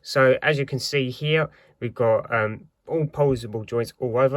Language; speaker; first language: English; native; English